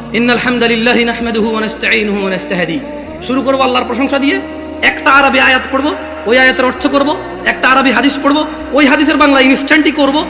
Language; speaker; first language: Bangla; early bilingual, heritage; Bangla